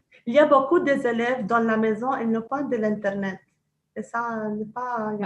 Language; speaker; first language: French; non-native, local second language; Arabic